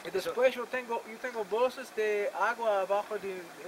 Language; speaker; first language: Spanish; non-native, learner; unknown